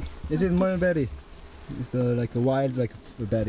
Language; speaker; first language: English; non-native, fluent; Korean